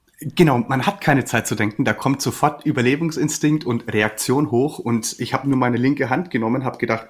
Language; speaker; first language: German; native; German